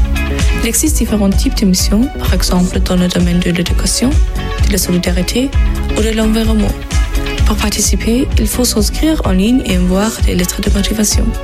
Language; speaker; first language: French; non-native, fluent; German